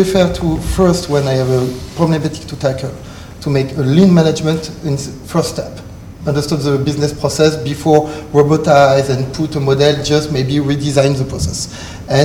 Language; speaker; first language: English; non-native, learner; French